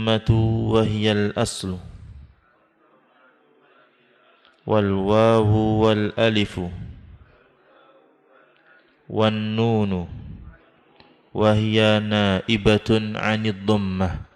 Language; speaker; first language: Arabic; non-native, fluent; Indonesian